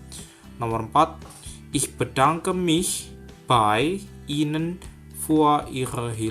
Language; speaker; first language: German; non-native, fluent; Indonesian